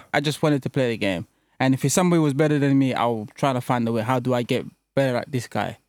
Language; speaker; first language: English; early bilingual, other home language; French